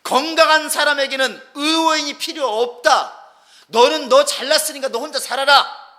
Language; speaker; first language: Korean; native; Korean